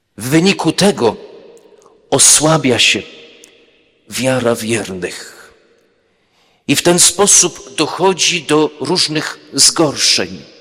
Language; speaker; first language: Polish; early bilingual, heritage; Polish